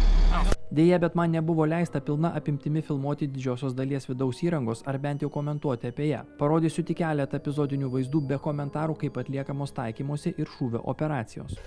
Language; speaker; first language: Lithuanian; native; Lithuanian